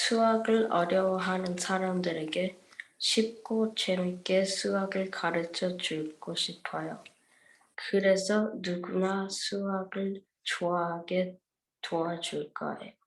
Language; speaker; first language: Korean; early bilingual, heritage; Korean